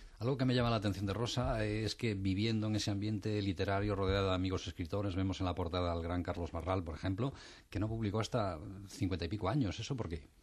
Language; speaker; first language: Spanish; native; Spanish